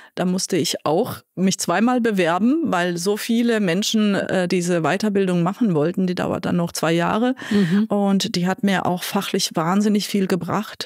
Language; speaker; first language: German; non-native, fluent; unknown